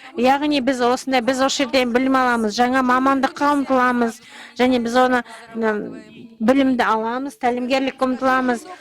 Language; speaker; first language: Kazakh; non-native, local second language; Russian